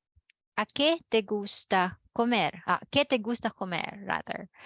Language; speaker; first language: Spanish; non-native, fluent; Filipino